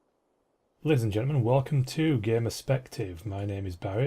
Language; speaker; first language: English; native; English